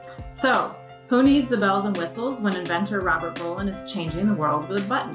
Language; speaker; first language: English; native; English